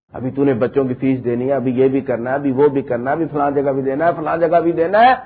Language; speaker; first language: Urdu; non-native, local second language; Punjabi